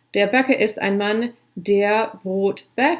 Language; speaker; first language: German; non-native, fluent; English